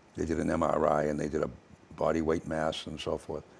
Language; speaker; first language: English; native; English